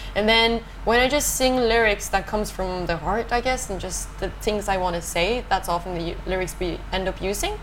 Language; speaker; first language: English; non-native, fluent; Norwegian